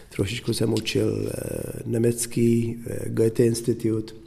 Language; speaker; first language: Czech; non-native, fluent; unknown